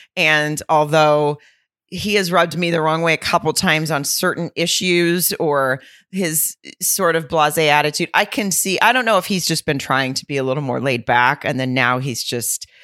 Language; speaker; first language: English; native; English